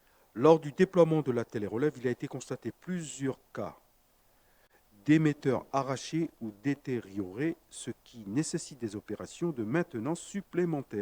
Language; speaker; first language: French; native; French